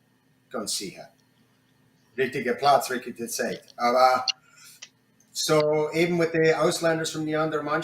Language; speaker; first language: German; non-native, learner; English